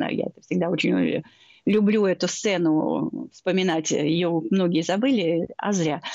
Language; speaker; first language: Russian; native; Russian